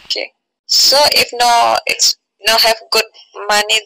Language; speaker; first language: English; non-native, learner; Indonesian